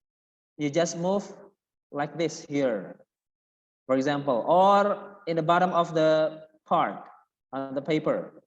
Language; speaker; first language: English; non-native, fluent; Indonesian